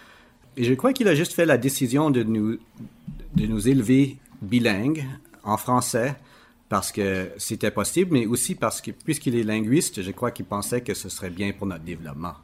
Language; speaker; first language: French; native; French